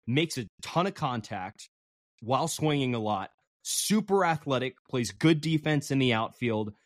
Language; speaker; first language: English; native; English